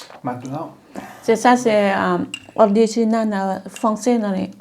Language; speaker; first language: French; non-native, learner; Thai